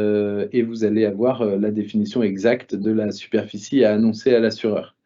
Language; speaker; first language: French; native; French